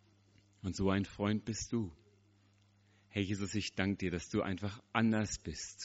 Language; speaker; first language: German; native; German